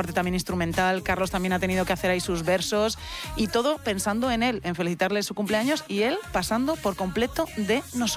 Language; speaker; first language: Spanish; native; Spanish